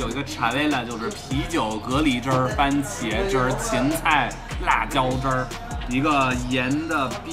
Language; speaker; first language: Chinese; non-native, fluent; English